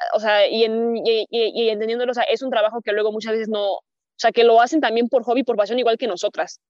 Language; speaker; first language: Spanish; native; Spanish